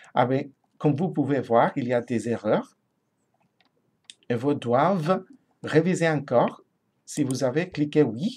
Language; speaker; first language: French; non-native, fluent; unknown